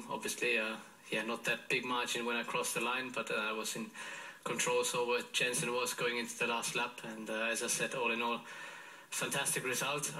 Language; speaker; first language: English; non-native, fluent; German